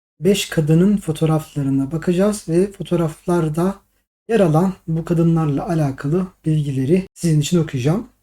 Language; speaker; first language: Turkish; native; Turkish